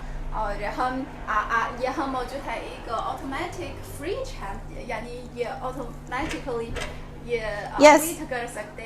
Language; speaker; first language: Urdu; non-native, fluent; Chinese